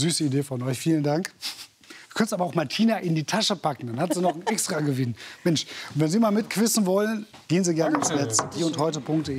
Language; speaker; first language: German; native; German